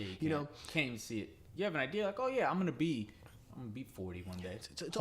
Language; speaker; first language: English; native; English